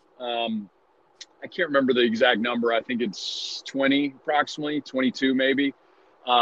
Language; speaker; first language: English; native; English